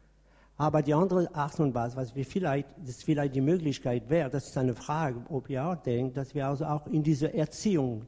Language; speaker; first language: German; non-native, fluent; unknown